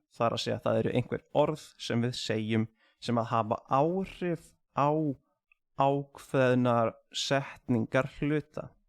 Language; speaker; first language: Icelandic; native; Icelandic